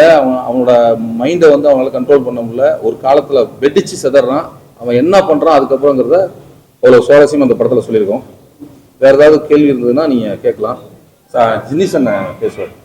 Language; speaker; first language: Tamil; native; Tamil